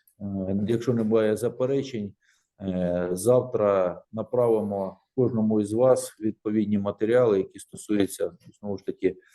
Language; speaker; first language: Ukrainian; native; Ukrainian